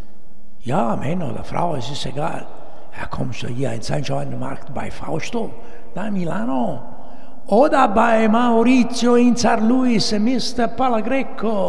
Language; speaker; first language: German; non-native, learner; Italian